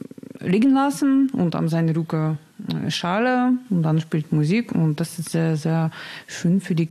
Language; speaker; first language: German; non-native, learner; Russian